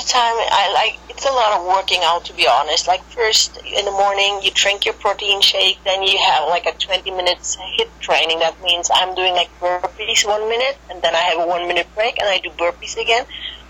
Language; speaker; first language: English; non-native, fluent; German